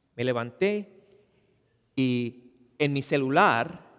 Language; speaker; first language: Spanish; non-native, fluent; English